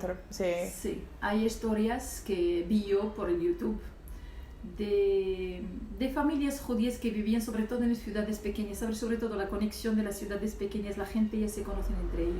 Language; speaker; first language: Spanish; non-native, local second language; Arabic